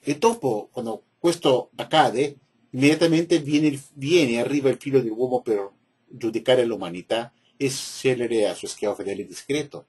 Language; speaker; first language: Italian; non-native, learner; Spanish